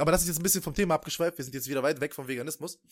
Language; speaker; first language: German; native; German